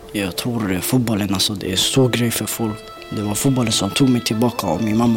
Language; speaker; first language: Swedish; early bilingual, other home language; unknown